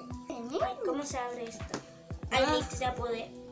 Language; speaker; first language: Spanish; native; Spanish